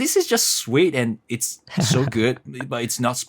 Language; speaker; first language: English; non-native, learner; Japanese